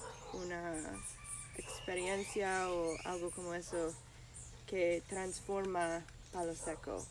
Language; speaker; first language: Spanish; non-native, learner; English